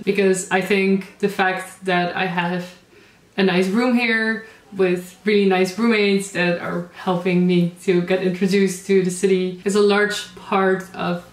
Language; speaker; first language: English; non-native, fluent; Dutch